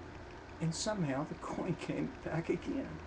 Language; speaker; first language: English; native; English